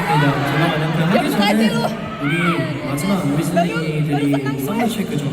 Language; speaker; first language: Korean; non-native, fluent; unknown